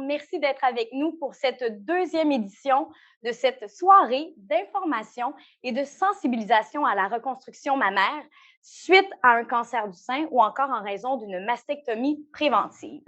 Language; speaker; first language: French; native; French